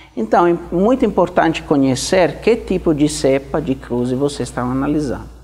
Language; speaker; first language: Portuguese; non-native, fluent; Italian